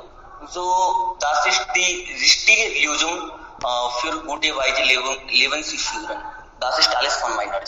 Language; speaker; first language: German; non-native, learner; Hindi